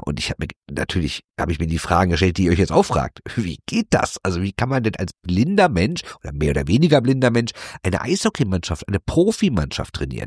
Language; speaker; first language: German; native; German